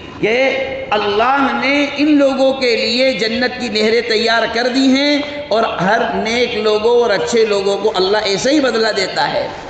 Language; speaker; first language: Urdu; native; Urdu